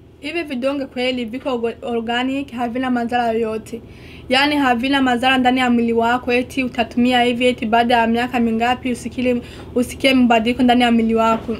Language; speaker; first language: Swahili; non-native, local second language; Rundi